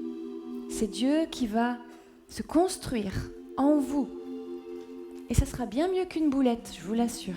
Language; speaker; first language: French; native; French